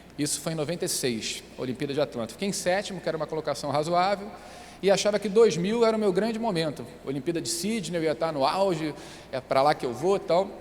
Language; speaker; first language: Portuguese; native; Portuguese